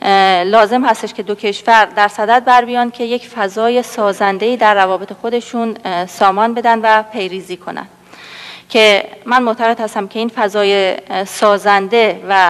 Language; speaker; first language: Persian; native; Persian